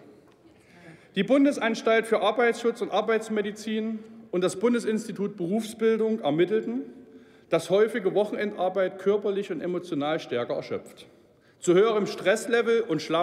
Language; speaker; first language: German; native; German